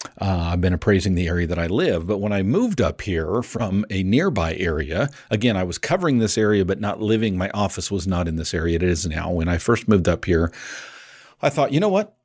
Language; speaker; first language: English; native; English